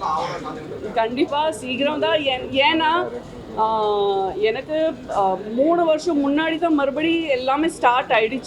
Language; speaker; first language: Tamil; non-native, fluent; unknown